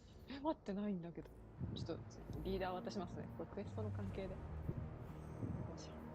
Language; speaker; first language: Japanese; native; Japanese